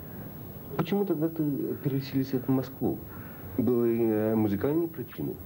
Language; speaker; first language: Russian; non-native, fluent; French